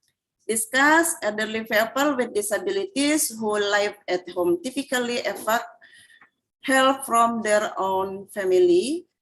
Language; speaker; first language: English; non-native, fluent; Indonesian